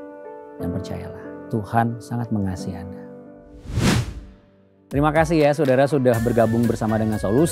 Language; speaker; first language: Indonesian; native; Indonesian